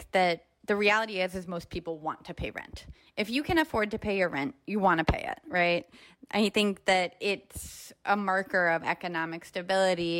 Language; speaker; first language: English; native; English